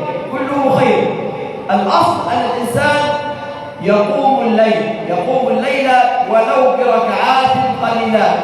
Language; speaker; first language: Arabic; native; Arabic